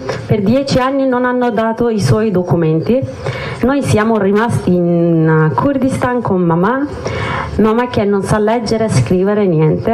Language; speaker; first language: Italian; non-native, learner; Kurdish